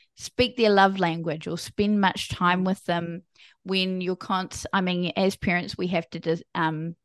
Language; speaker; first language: English; native; English